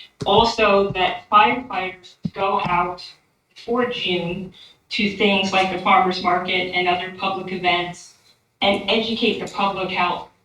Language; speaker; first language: English; native; English